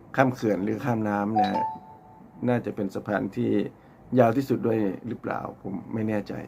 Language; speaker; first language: Thai; native; Thai